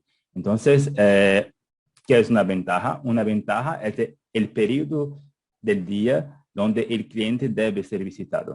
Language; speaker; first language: Spanish; non-native, fluent; Portuguese